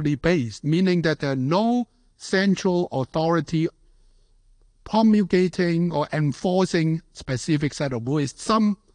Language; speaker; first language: English; non-native, local second language; Cantonese